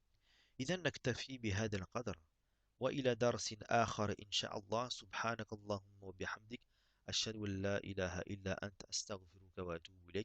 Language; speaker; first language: Arabic; non-native, fluent; French